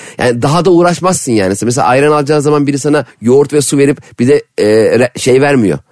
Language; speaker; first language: Turkish; native; Turkish